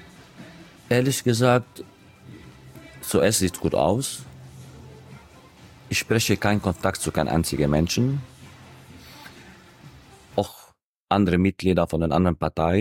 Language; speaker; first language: German; non-native, fluent; Arabic